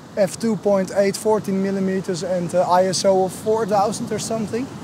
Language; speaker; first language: English; non-native, fluent; Dutch